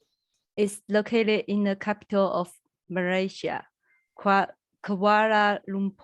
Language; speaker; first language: English; non-native, learner; Chinese